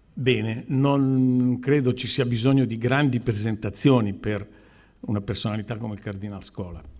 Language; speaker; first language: Italian; native; Italian